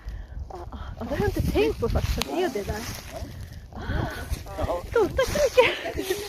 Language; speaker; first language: Swedish; native; Swedish